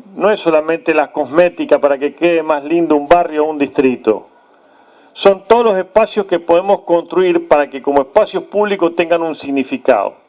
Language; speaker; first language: Spanish; native; Spanish